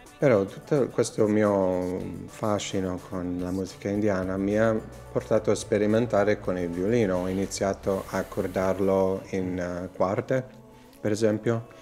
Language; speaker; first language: Italian; non-native, fluent; English